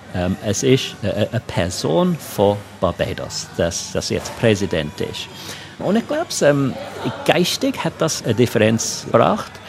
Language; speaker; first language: German; non-native, local second language; English